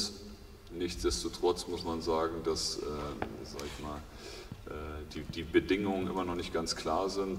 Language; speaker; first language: German; native; German